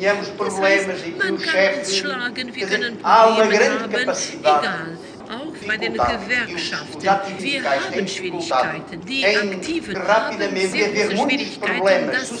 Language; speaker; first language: German; non-native, fluent; Portuguese